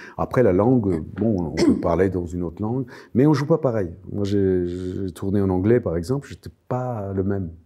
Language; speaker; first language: French; non-native, fluent; Armenian